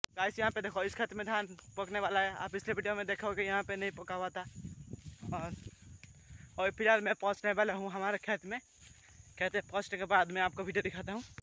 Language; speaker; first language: Hindi; non-native, local second language; Odia